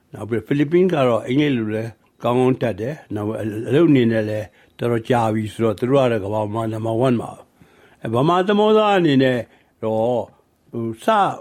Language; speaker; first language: Burmese; native; Burmese